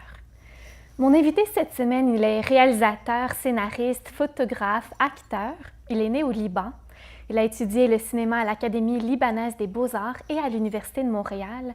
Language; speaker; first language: French; native; French